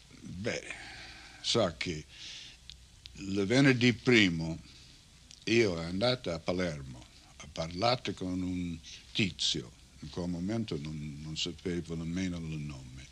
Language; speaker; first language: Italian; non-native, learner; English